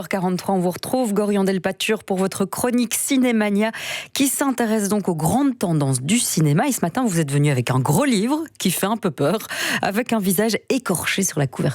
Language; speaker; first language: French; native; French